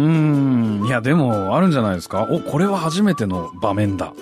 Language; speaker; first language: Japanese; native; Japanese